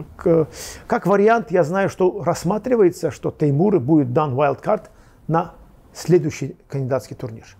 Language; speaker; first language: Russian; non-native, local second language; Azerbaijani